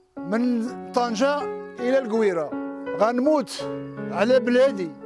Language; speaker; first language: Arabic; non-native, local second language; Riffian